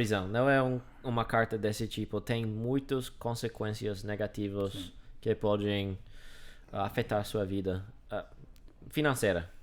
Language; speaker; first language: Portuguese; non-native, fluent; English